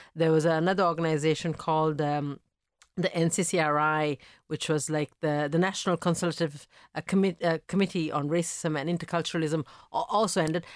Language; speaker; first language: English; early bilingual, other home language; Italian